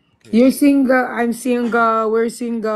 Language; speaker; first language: English; non-native, learner; Filipino